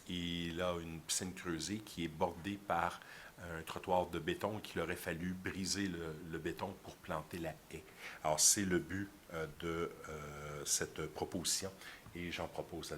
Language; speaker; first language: French; native; French